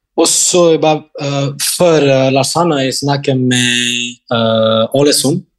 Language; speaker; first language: Norwegian; non-native, fluent; Spanish